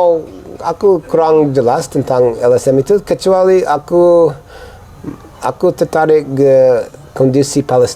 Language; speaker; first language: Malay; non-native, fluent; English